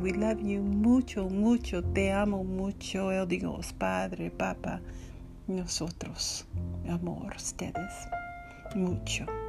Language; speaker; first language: Spanish; non-native, learner; English